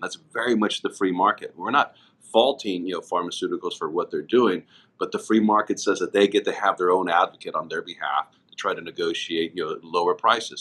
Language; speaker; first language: English; native; English